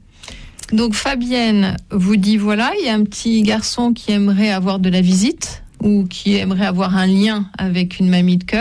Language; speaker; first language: French; native; French